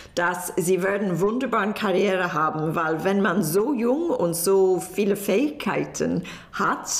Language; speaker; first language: German; non-native, fluent; English